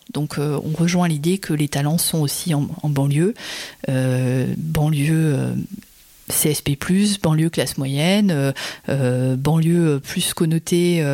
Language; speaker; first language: French; native; French